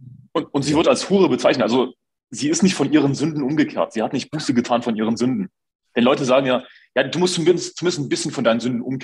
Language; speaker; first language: German; native; German